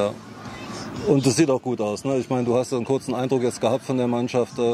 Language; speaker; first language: German; native; German